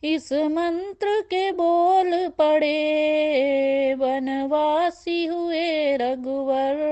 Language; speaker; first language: Hindi; native; Hindi